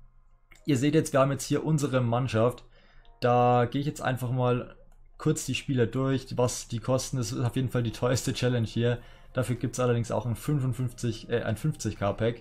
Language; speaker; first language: German; native; German